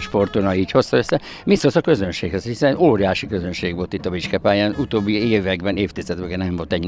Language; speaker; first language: Hungarian; native; Hungarian